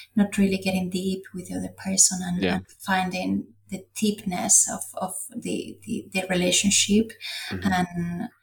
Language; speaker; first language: English; non-native, fluent; Spanish